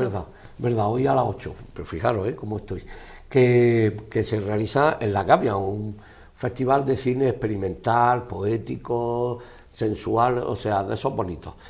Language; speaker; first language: Spanish; native; Spanish